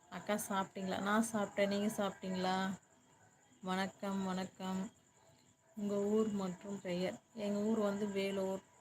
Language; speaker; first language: Tamil; native; Tamil